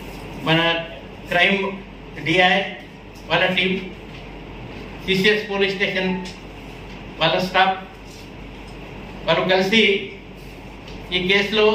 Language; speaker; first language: Telugu; native; Telugu